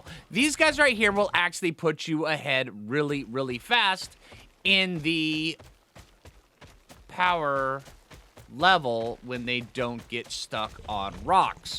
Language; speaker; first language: English; native; English